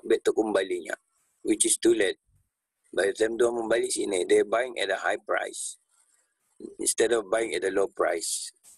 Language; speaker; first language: English; non-native, local second language; Malay